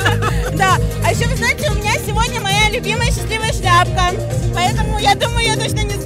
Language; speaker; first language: Russian; native; Russian